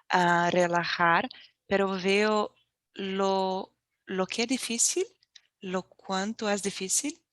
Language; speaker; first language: Spanish; non-native, fluent; Portuguese